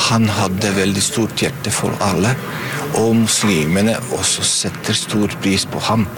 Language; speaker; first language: Norwegian; non-native, fluent; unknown